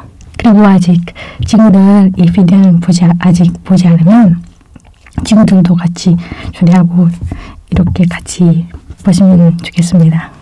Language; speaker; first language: Korean; non-native, fluent; Indonesian